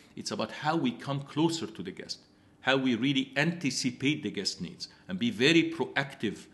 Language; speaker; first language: English; non-native, fluent; Italian